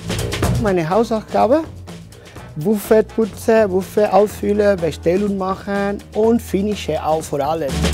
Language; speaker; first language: German; non-native, learner; Spanish